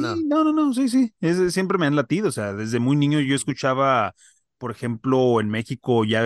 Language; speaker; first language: Spanish; native; Spanish